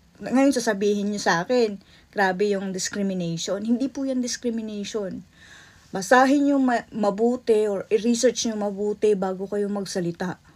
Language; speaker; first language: Filipino; native; Filipino